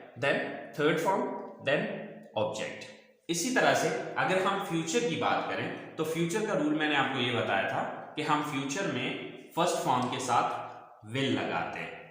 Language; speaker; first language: Urdu; non-native, local second language; Punjabi